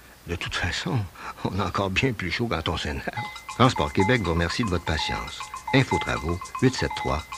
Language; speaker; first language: French; native; French